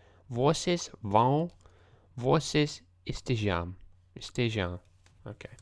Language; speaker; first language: Portuguese; non-native, learner; English